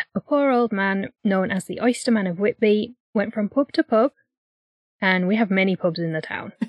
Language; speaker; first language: English; native; English